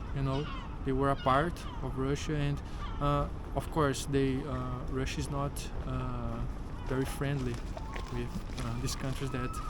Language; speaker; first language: English; non-native, fluent; Portuguese